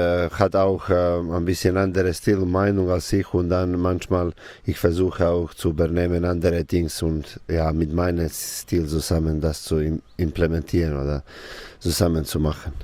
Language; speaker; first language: German; non-native, learner; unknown